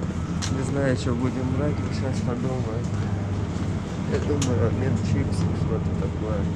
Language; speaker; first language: Russian; non-native, fluent; Romanian